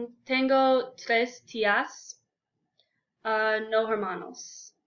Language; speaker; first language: Spanish; non-native, learner; English